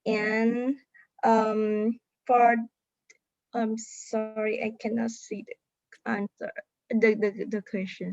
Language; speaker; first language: English; non-native, learner; Thai